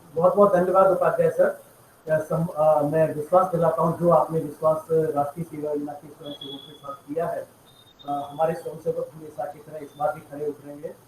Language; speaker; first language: Hindi; non-native, local second language; Gujarati